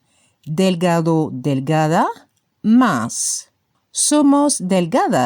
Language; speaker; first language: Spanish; non-native, fluent; French